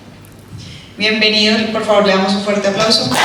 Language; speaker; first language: Spanish; native; Spanish